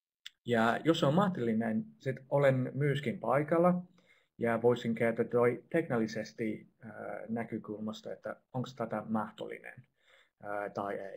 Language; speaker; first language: Finnish; non-native, fluent; English